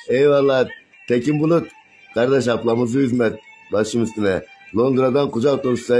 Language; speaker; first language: Turkish; native; Turkish